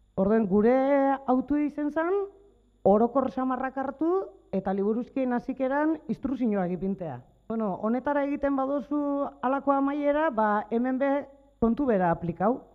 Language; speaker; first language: Basque; native; Basque